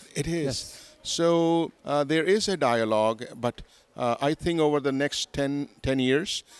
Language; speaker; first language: English; non-native, local second language; Urdu